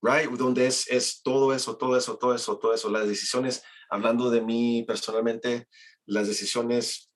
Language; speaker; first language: Spanish; early bilingual, heritage; Spanish